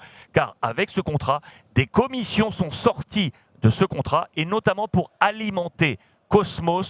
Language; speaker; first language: French; native; French